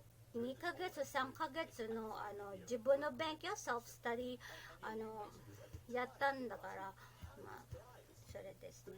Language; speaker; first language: Japanese; non-native, learner; Filipino